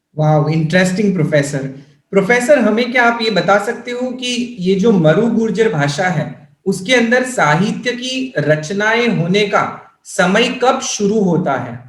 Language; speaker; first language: Hindi; non-native, local second language; Gujarati